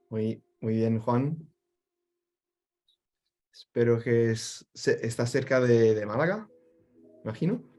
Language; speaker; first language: Spanish; non-native, fluent; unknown